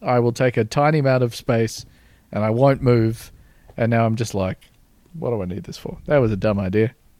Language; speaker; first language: English; native; English